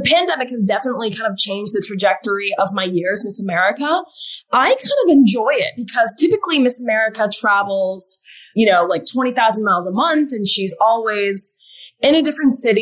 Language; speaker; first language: English; native; English